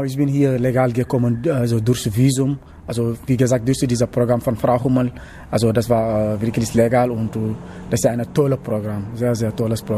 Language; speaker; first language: German; non-native, learner; Wolof